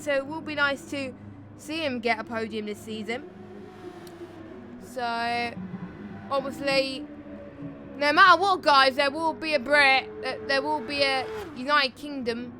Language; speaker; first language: English; native; English